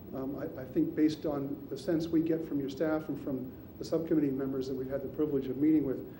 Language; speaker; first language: English; native; English